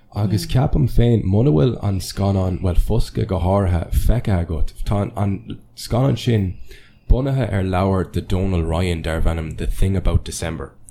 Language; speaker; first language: Irish; non-native, local second language; English